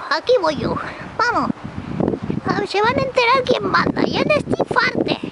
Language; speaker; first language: Spanish; non-native, local second language; Catalan